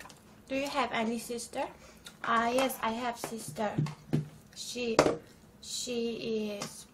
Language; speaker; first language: English; non-native, learner; Turkish